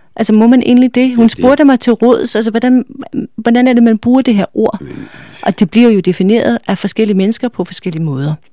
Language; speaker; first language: Danish; non-native, fluent; English